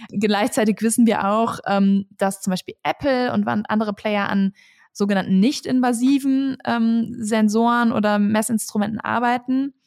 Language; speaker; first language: German; native; German